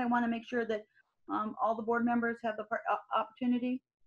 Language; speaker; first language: English; native; English